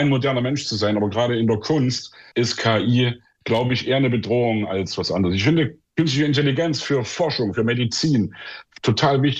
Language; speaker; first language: German; native; German